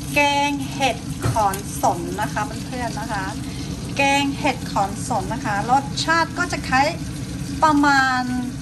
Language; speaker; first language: Thai; early bilingual, heritage; Thai